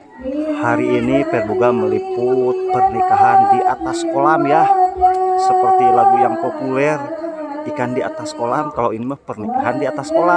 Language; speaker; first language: Indonesian; non-native, local second language; Sundanese